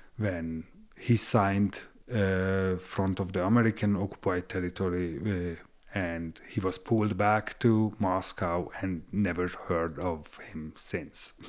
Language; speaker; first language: English; non-native, fluent; Hungarian